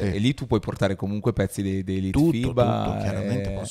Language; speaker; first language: Italian; native; Italian